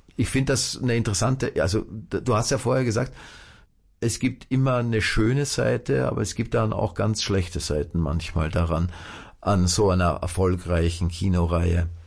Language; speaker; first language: German; native; German